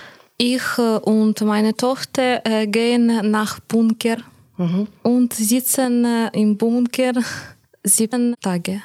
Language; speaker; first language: German; non-native, learner; Ukrainian